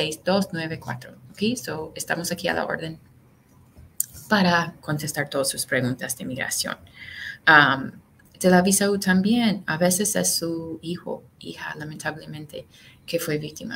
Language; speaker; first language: Spanish; non-native, fluent; English